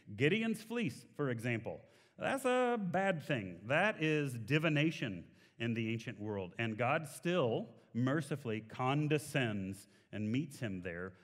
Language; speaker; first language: English; native; English